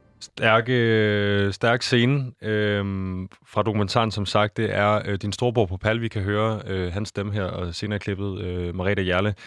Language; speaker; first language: Danish; native; Danish